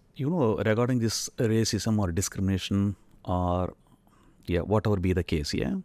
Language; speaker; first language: English; non-native, local second language; Tamil